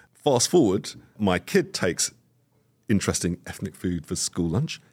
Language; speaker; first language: English; native; English